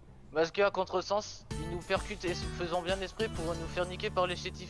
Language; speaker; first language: French; native; French